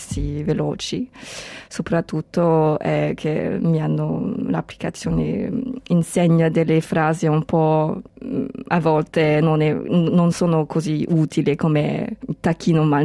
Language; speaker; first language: Italian; non-native, fluent; English